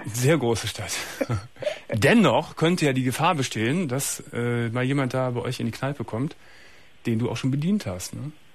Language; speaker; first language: German; native; German